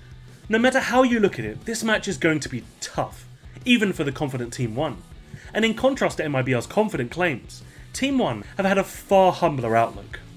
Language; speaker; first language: English; native; English